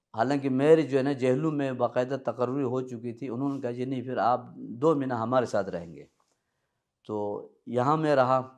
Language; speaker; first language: Urdu; early bilingual, other home language; Balti